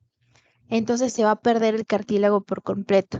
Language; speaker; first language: Spanish; native; Spanish